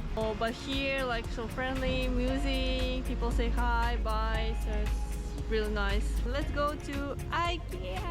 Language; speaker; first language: English; non-native, fluent; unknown